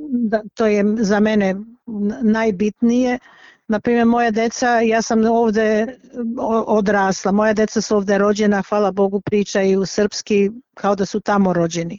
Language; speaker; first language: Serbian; early bilingual, other home language; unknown